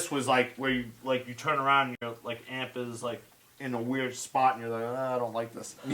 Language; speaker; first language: English; native; English